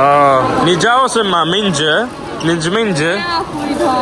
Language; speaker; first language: Chinese; non-native, learner; Malayalam